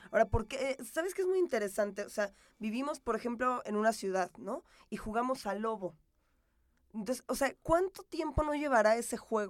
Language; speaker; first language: Spanish; native; Spanish